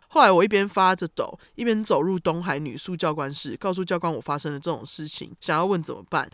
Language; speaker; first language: Chinese; native; Chinese